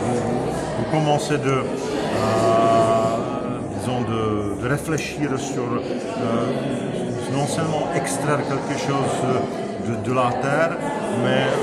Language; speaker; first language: French; non-native, fluent; Czech